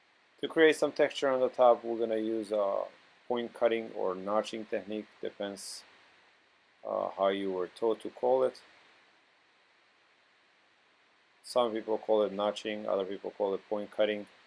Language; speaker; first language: English; non-native, fluent; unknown